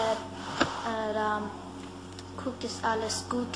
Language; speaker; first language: German; early bilingual, heritage; German